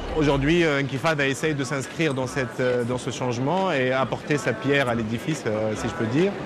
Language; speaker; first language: French; non-native, local second language; Arabic